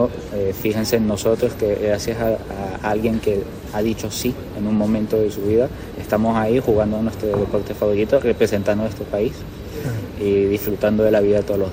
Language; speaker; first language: Spanish; native; Spanish